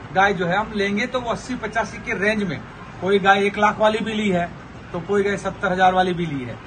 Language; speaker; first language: Hindi; non-native, local second language; Gujarati